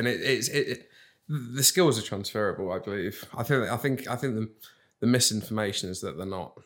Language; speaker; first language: English; native; English